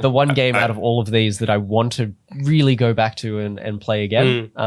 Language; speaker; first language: English; native; English